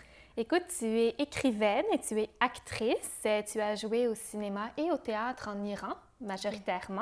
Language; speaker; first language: French; native; French